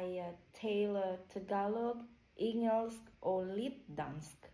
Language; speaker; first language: Danish; non-native, learner; Filipino